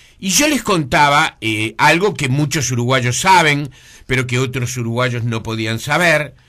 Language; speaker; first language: Spanish; native; Spanish